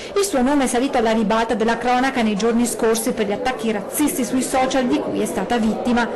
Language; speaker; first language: Italian; native; Italian